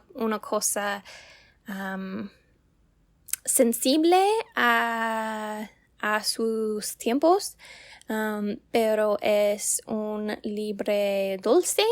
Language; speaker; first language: Spanish; non-native, learner; English